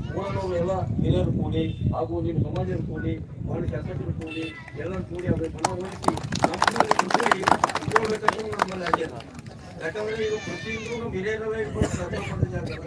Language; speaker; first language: Kannada; native; Kannada